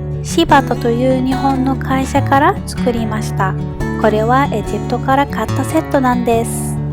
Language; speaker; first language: Japanese; non-native, fluent; Arabic